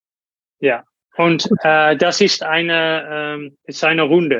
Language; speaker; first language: German; non-native, learner; Dutch